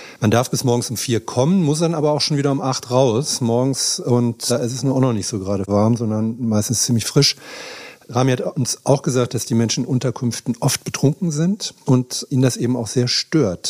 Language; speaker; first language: German; native; German